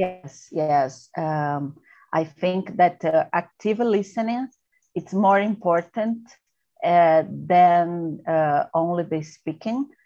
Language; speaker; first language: English; non-native, learner; Portuguese